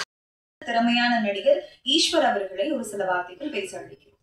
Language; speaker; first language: Tamil; native; Tamil